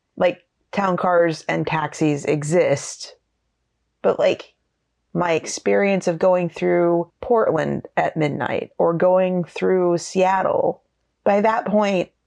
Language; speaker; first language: English; native; English